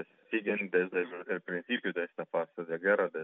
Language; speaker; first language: Spanish; non-native, fluent; Ukrainian